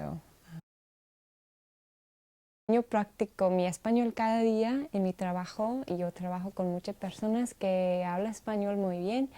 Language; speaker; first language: Spanish; non-native, learner; English